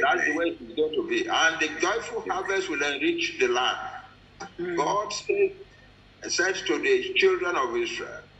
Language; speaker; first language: English; non-native, local second language; Yoruba